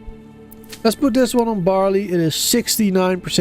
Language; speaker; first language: English; native; English